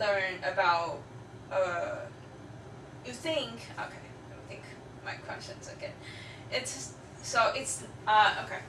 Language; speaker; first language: English; non-native, fluent; Chinese